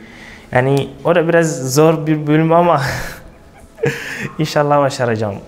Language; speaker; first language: Turkish; non-native, fluent; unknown